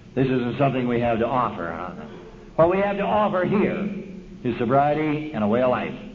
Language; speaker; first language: English; native; English